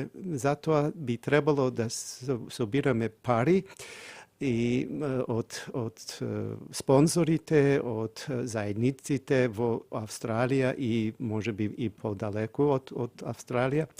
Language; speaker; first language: Macedonian; non-native, fluent; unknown